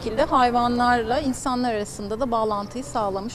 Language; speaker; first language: Turkish; native; Turkish